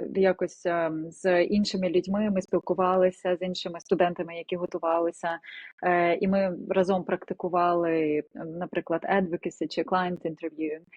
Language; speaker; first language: Ukrainian; non-native, local second language; Russian